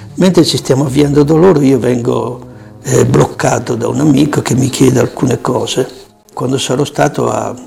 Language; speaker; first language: Italian; non-native, fluent; Albanian